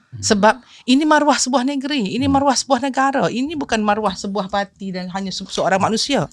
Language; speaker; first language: Malay; native; Malay